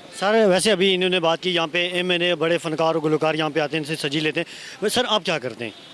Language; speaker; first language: Urdu; native; Urdu